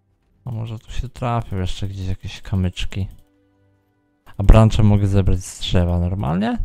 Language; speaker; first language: Polish; native; Polish